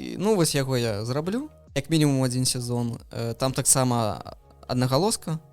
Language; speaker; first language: Belarusian; non-native, local second language; Russian